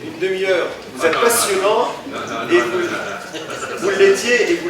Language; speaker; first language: French; native; French